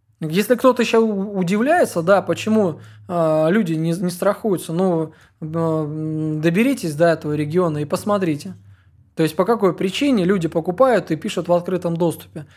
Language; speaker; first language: Russian; native; Russian